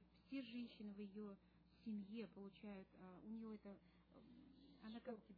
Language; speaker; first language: Russian; native; Russian